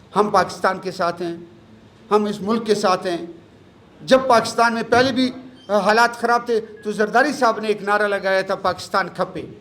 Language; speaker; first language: Urdu; non-native, local second language; Pashto